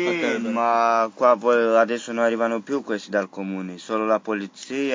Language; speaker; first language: Italian; non-native, learner; Romanian